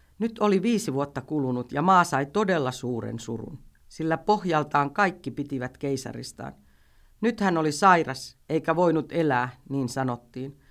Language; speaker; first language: Finnish; native; Finnish